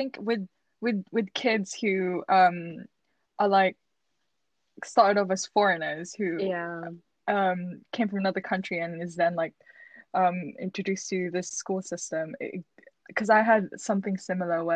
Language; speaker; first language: English; early bilingual, other home language; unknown